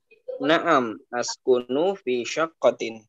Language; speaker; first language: Arabic; non-native, fluent; Indonesian